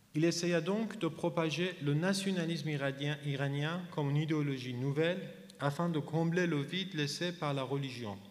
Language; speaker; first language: French; non-native, fluent; Persian